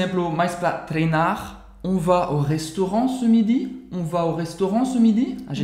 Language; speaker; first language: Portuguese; non-native, fluent; French